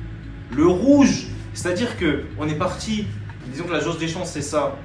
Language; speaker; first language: French; native; French